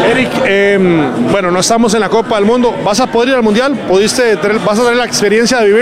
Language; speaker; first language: Spanish; native; Spanish